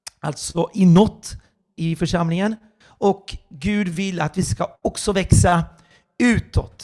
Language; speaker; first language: Swedish; non-native, fluent; Portuguese